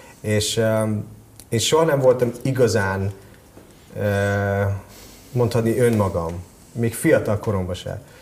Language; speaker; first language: Hungarian; early bilingual, heritage; Hungarian